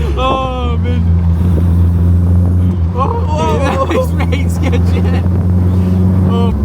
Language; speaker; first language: English; native; English